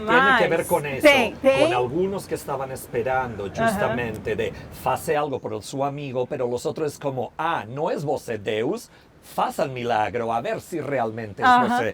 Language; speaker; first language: Portuguese; non-native, learner; Spanish